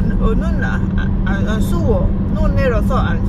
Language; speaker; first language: Korean; non-native, learner; Lao